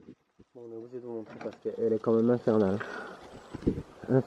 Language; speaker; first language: French; native; French